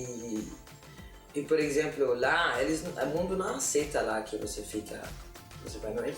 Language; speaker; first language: Portuguese; non-native, learner; Arabic